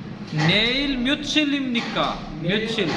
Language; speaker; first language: Korean; non-native, fluent; Punjabi